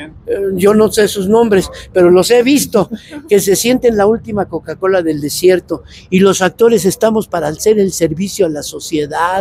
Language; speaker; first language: Spanish; native; Spanish